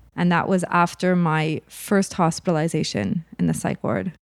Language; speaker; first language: English; native; English